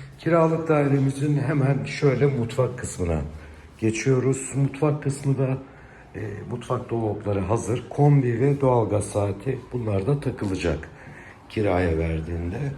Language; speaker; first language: Turkish; native; Turkish